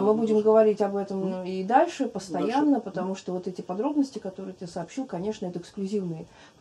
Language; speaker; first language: Russian; native; Russian